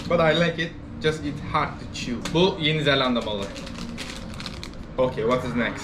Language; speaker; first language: English; non-native, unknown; Turkish